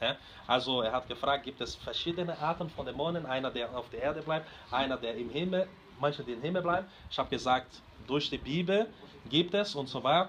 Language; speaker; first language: German; non-native, fluent; Portuguese